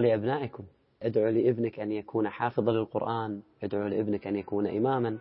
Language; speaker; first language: Arabic; native; Arabic